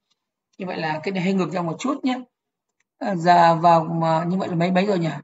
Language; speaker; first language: Vietnamese; native; Vietnamese